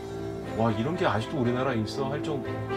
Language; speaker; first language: Korean; native; Korean